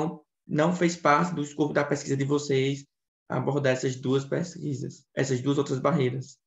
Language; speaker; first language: Portuguese; native; Portuguese